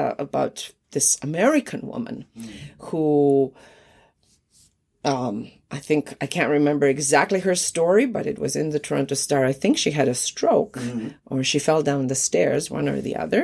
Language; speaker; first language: English; non-native, fluent; Croatian